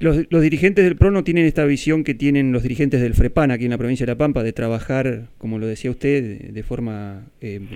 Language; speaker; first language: Spanish; native; Spanish